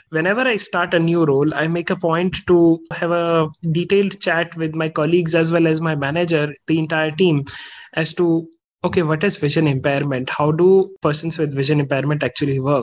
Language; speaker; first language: English; non-native, local second language; Hindi